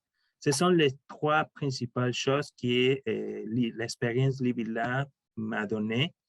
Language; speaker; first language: French; non-native, learner; Spanish